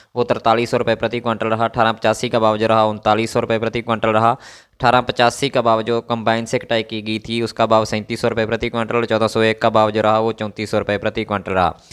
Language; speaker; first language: Hindi; non-native, local second language; Punjabi